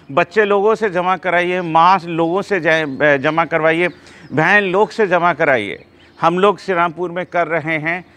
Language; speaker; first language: Hindi; non-native, local second language; Bangla